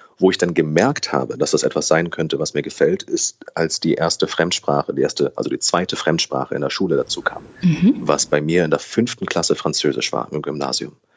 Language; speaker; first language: German; early bilingual, other home language; Portuguese